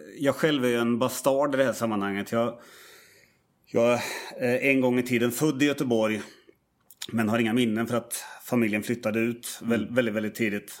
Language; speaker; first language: Swedish; native; Swedish